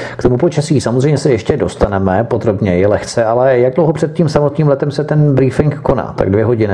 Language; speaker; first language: Czech; native; Czech